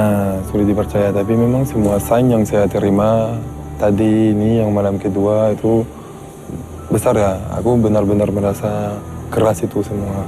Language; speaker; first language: Indonesian; non-native, fluent; English